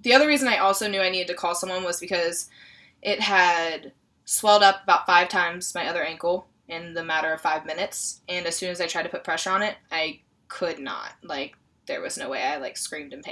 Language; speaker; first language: English; native; English